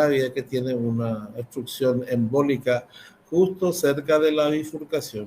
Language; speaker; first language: Spanish; native; Spanish